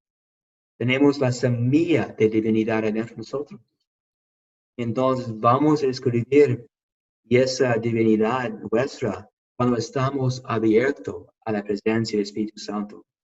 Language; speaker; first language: Spanish; non-native, fluent; English